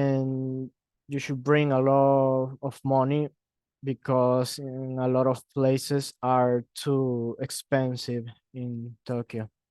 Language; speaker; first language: English; non-native, learner; Spanish